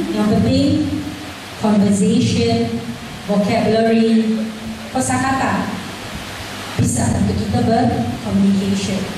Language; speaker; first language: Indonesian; non-native, fluent; English